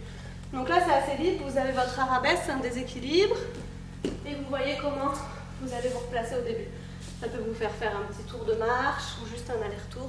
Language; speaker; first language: French; native; French